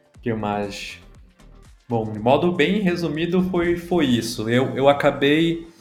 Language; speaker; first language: Portuguese; native; Portuguese